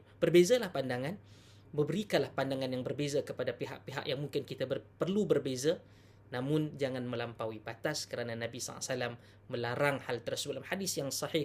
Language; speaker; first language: Malay; native; Malay